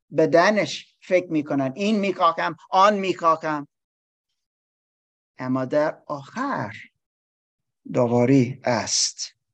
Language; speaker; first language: Persian; non-native, learner; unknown